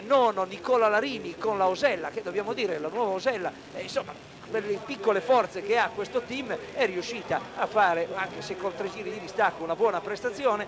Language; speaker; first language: Italian; native; Italian